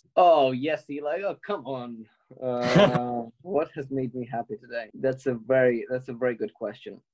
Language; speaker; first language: English; non-native, fluent; Ukrainian